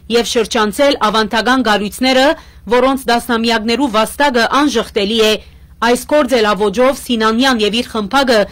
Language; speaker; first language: Armenian; early bilingual, heritage; Armenian